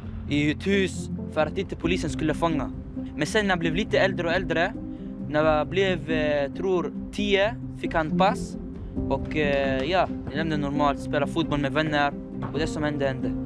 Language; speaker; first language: Swedish; early bilingual, other home language; Arabic